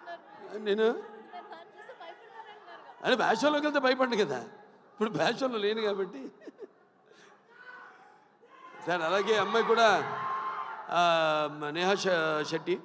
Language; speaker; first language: Telugu; native; Telugu